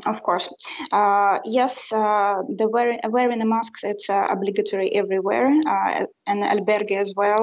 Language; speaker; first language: English; non-native, fluent; Russian